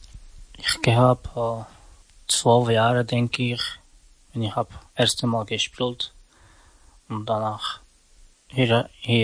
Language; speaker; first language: German; non-native, learner; Romany